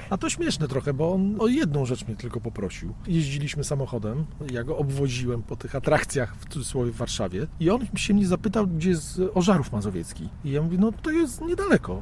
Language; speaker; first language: Polish; native; Polish